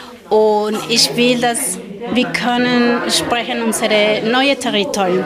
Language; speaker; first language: German; non-native, learner; Spanish